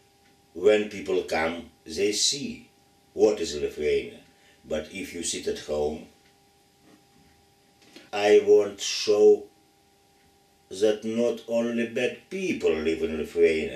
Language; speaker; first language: English; non-native, learner; Lithuanian